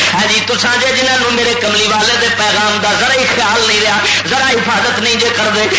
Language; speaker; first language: Urdu; native; Urdu